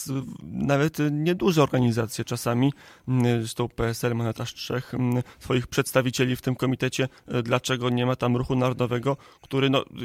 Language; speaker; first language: Polish; native; Polish